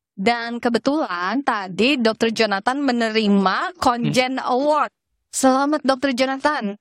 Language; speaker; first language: Indonesian; native; Indonesian